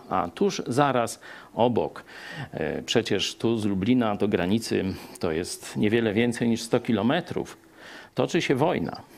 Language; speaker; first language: Polish; native; Polish